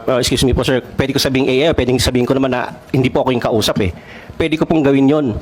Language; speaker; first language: Filipino; non-native, local second language; Cebuano